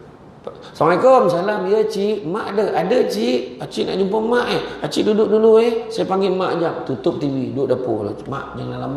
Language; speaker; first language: Malay; native; Malay